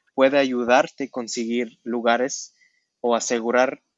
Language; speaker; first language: Spanish; early bilingual, heritage; Spanish